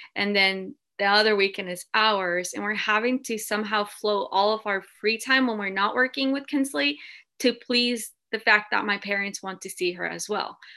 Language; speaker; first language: English; early bilingual, other home language; Spanish